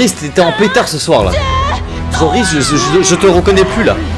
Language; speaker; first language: French; native; French